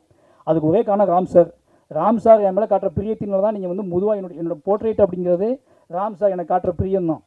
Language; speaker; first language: Tamil; native; Tamil